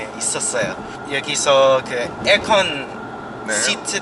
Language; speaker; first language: Korean; non-native, learner; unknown